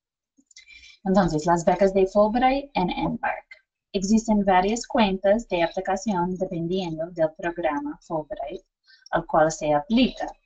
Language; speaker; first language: Spanish; non-native, fluent; English